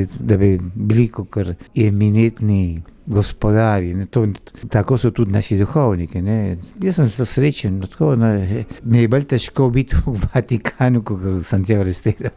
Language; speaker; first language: Slovenian; early bilingual, heritage; Slovenian